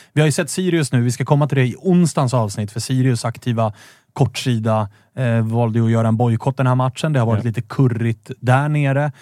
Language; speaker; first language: Swedish; native; Swedish